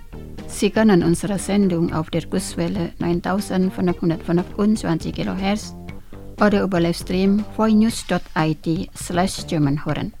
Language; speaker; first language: German; non-native, fluent; Indonesian